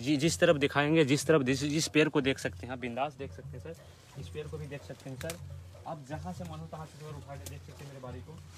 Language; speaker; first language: Hindi; native; Hindi